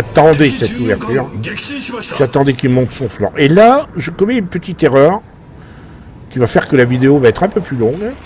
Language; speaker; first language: French; native; French